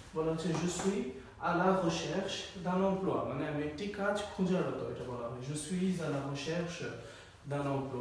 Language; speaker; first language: French; non-native, fluent; Bangla